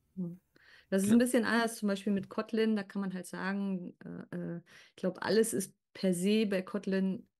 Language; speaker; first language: German; native; German